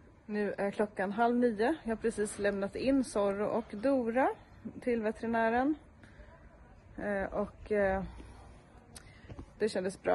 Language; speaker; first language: Swedish; native; Swedish